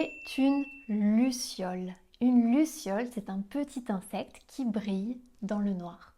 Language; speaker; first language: French; native; French